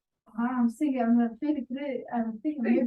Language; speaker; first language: English; non-native, learner; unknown